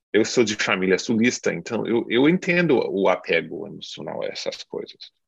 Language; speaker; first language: Portuguese; non-native, fluent; English